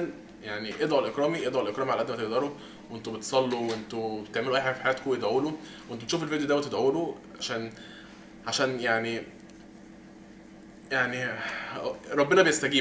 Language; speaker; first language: Arabic; native; Arabic